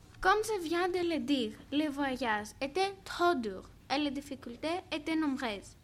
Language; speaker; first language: French; non-native, learner; Greek